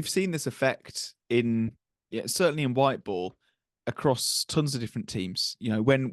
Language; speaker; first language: English; native; English